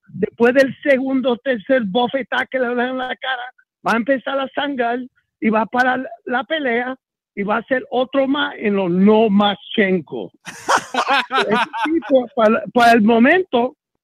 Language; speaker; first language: Spanish; native; Spanish